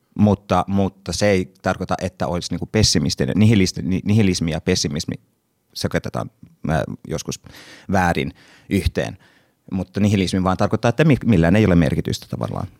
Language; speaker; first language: Finnish; non-native, local second language; Swedish